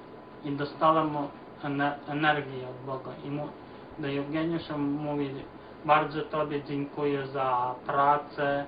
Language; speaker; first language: Polish; non-native, learner; Ukrainian